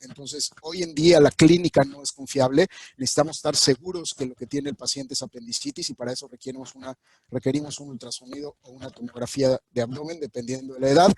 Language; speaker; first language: Spanish; native; Spanish